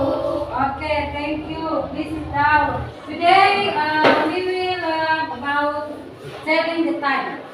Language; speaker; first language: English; non-native, learner; Indonesian